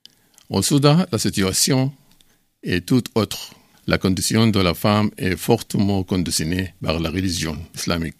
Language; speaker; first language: French; non-native, learner; Arabic